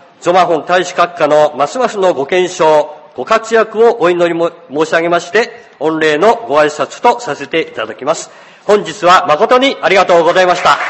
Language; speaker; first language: Japanese; native; Japanese